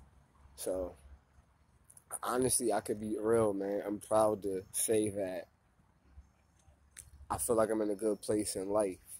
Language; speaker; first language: English; native; English